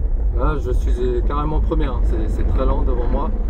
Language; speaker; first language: French; native; French